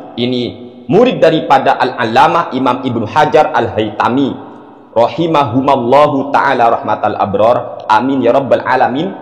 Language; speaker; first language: Indonesian; non-native, local second language; Madurese